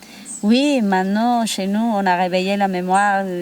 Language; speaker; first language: French; non-native, fluent; Spanish